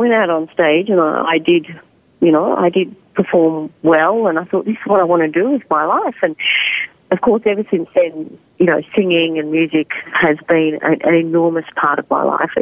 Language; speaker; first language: English; native; English